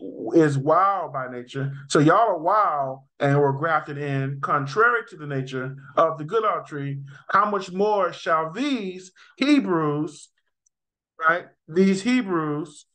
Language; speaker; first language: English; native; English